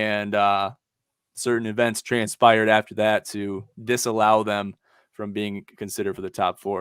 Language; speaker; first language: English; native; English